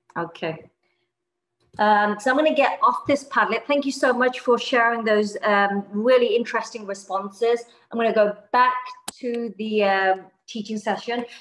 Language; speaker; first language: English; native; English